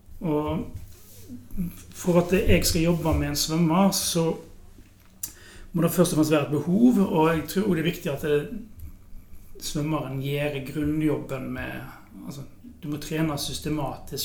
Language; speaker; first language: Norwegian; native; Norwegian